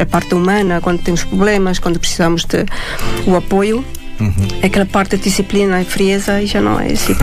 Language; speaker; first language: Portuguese; non-native, fluent; Estonian